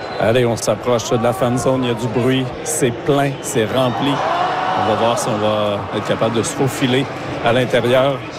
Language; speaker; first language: French; native; French